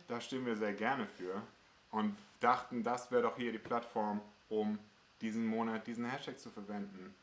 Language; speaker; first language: German; native; German